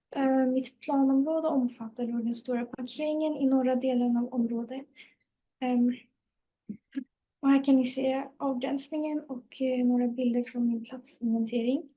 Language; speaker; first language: Swedish; native; Swedish